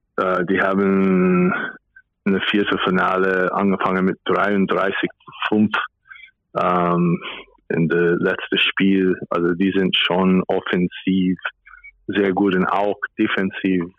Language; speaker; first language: German; non-native, fluent; English